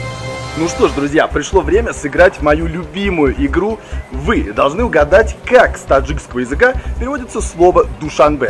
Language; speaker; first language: Russian; native; Russian